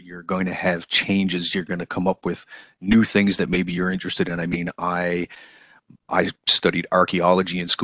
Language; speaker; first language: English; native; English